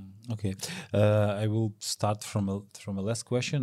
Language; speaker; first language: English; non-native, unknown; Ukrainian